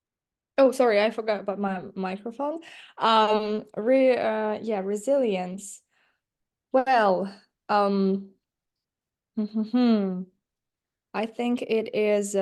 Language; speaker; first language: English; non-native, learner; Russian